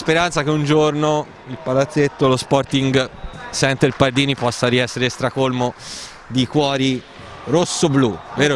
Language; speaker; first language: Italian; native; Italian